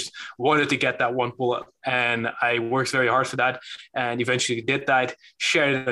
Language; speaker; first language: English; non-native, fluent; Dutch